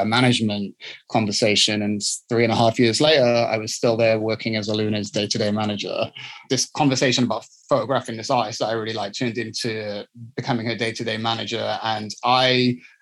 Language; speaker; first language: English; native; English